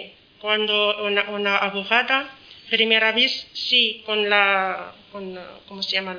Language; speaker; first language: Spanish; non-native, learner; Arabic